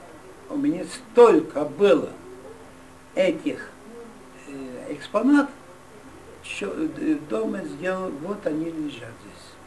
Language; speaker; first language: Russian; non-native, fluent; Yiddish